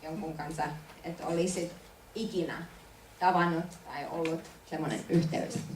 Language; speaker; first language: Finnish; non-native, fluent; French